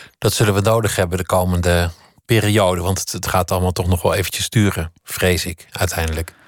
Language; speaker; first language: Dutch; native; Dutch